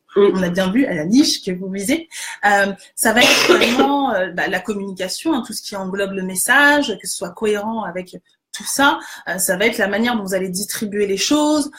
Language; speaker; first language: French; native; French